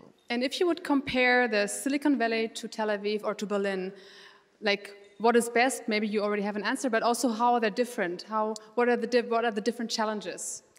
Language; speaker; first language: English; non-native, fluent; German